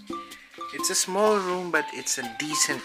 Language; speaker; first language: English; non-native, local second language; Filipino